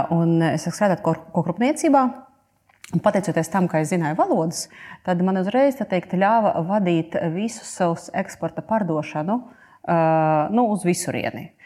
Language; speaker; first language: Latvian; non-native, local second language; Russian